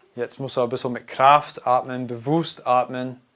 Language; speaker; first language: German; non-native, fluent; English